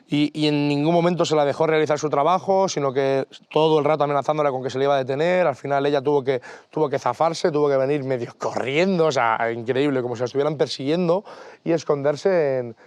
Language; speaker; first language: Spanish; native; Spanish